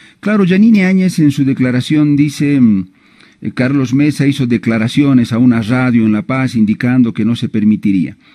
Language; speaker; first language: Spanish; native; Spanish